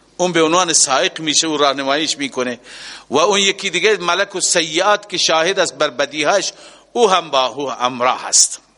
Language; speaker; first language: Persian; native; Persian